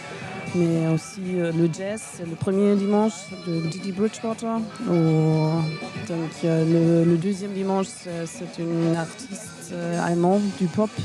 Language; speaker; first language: French; non-native, fluent; German